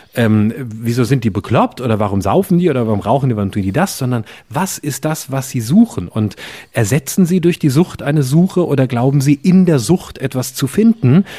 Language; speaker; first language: German; native; German